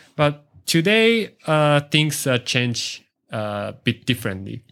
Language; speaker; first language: English; non-native, learner; Japanese